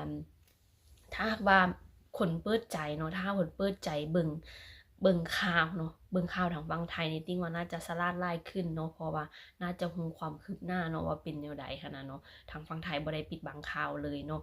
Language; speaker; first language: Thai; non-native, local second language; Lao